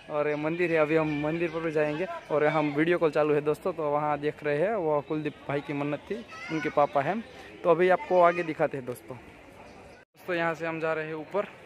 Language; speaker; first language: Hindi; non-native, local second language; Gujarati